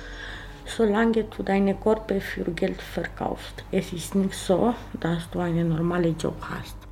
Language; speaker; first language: German; non-native, learner; Romanian